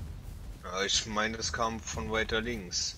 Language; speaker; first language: German; native; German